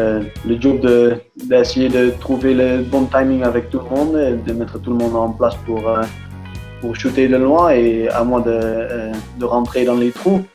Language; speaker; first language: French; non-native, fluent; Dutch